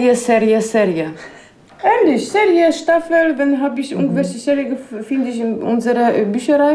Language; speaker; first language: German; non-native, learner; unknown